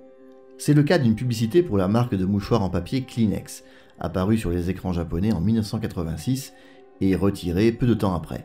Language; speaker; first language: French; native; French